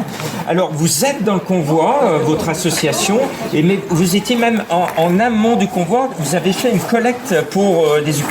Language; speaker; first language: French; native; French